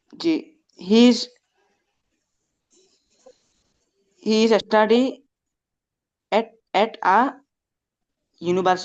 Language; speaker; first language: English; non-native, learner; Bangla